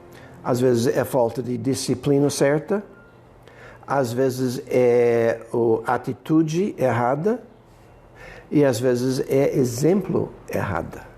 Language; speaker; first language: Portuguese; non-native, fluent; English